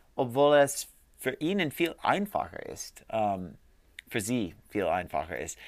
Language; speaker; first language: German; non-native, learner; English